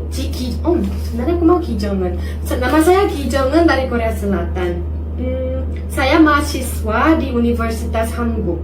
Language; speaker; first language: Indonesian; non-native, fluent; Korean